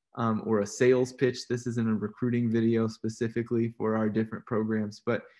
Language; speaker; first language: English; native; English